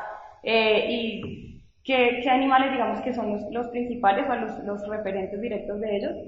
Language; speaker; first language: Spanish; native; Spanish